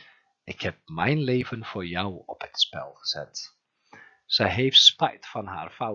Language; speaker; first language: Dutch; non-native, fluent; Turkish